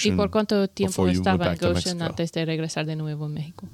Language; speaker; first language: Spanish; non-native, learner; English